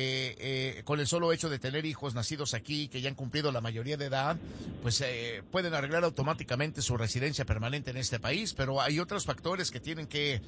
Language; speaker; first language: Spanish; native; Spanish